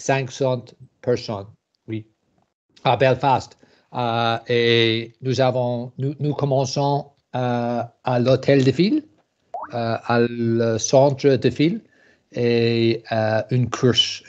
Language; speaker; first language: French; non-native, learner; English